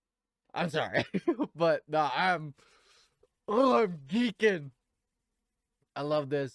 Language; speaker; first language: English; native; English